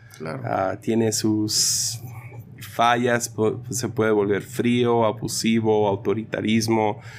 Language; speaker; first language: Spanish; early bilingual, other home language; English